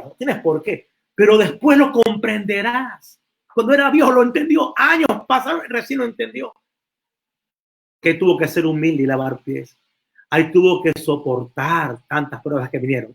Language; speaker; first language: Spanish; native; Spanish